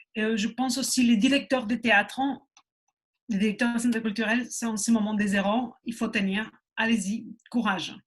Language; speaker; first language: French; non-native, fluent; Spanish